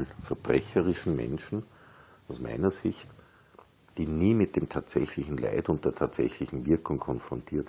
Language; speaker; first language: German; native; German